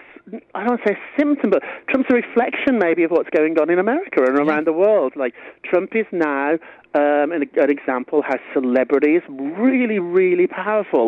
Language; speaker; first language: English; native; English